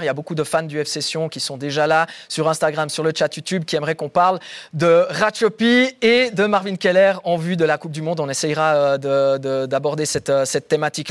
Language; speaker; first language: French; native; French